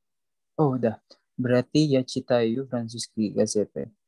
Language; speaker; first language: Russian; non-native, learner; Indonesian